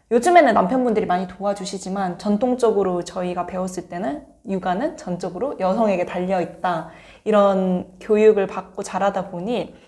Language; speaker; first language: Korean; native; Korean